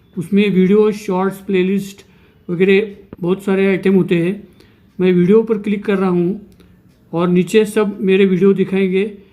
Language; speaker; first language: Hindi; non-native, local second language; Marathi